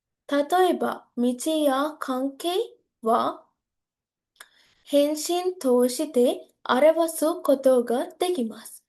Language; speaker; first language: Japanese; non-native, learner; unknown